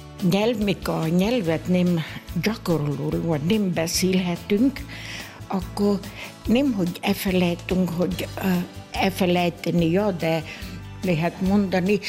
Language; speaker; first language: Hungarian; early bilingual, heritage; Hungarian